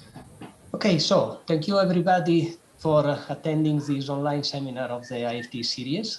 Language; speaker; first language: English; non-native, fluent; Spanish